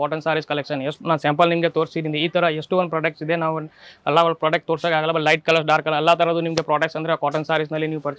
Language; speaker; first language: Kannada; non-native, fluent; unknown